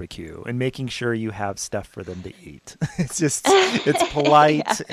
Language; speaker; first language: English; native; English